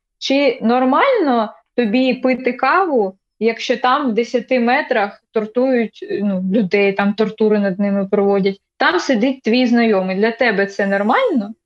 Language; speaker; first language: Ukrainian; non-native, local second language; Russian